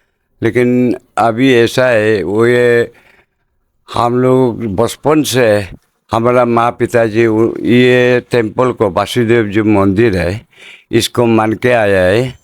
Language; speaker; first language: Hindi; non-native, local second language; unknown